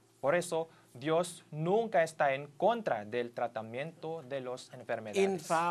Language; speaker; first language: Spanish; non-native, fluent; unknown